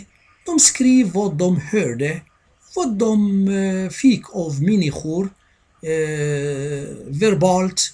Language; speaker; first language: Swedish; non-native, fluent; Arabic